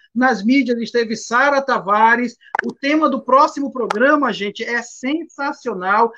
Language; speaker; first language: Portuguese; native; Portuguese